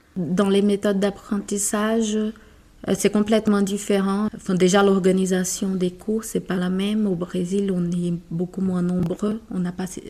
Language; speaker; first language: French; non-native, fluent; Portuguese